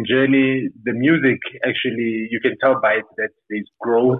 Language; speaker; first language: English; non-native, local second language; Tsonga